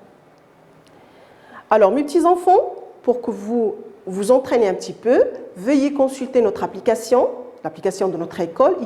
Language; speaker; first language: French; non-native, local second language; Arabic